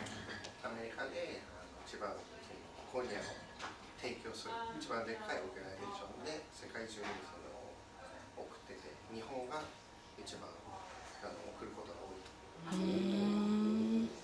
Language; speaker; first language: Japanese; early bilingual, heritage; Japanese